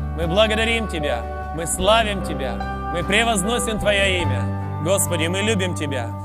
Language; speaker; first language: Russian; native; Russian